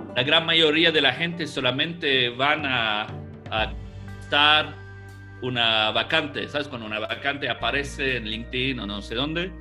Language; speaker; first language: Spanish; non-native, fluent; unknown